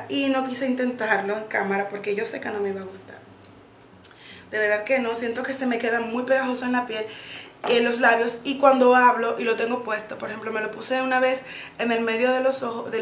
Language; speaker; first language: Spanish; native; Spanish